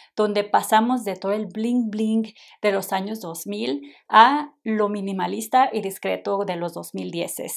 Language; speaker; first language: Spanish; native; Spanish